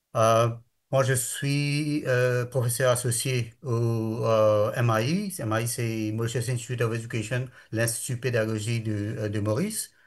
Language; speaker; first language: French; non-native, local second language; Morisyen